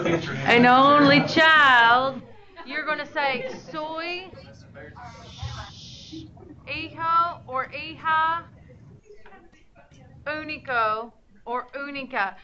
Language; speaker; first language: Spanish; non-native, fluent; English